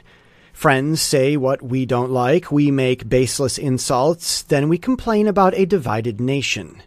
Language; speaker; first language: English; native; English